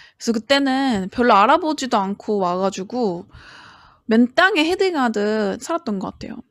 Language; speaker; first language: Korean; native; Korean